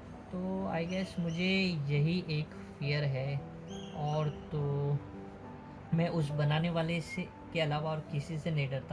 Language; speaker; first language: Hindi; native; Hindi